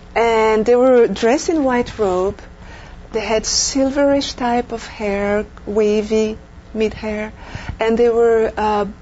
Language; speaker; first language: English; non-native, fluent; French